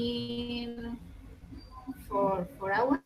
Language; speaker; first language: English; non-native, learner; Spanish